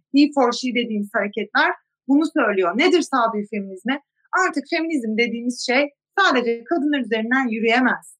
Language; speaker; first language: Turkish; native; Turkish